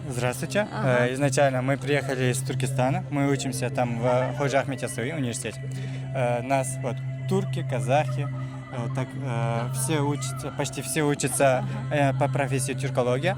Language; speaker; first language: Russian; non-native, fluent; Turkish